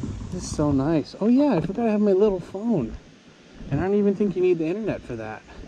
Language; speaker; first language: English; native; English